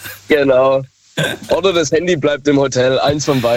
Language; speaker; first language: German; native; German